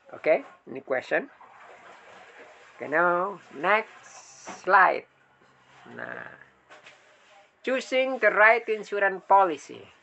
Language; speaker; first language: English; non-native, learner; Indonesian